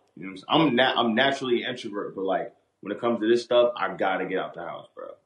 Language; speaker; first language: English; native; English